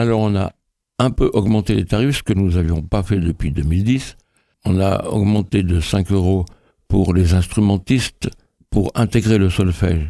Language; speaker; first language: French; native; French